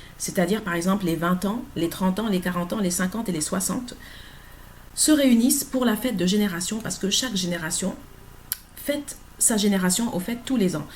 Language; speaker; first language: French; native; French